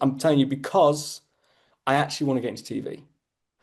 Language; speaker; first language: English; native; English